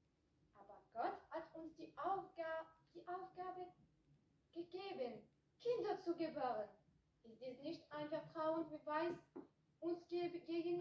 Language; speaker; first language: German; non-native, learner; French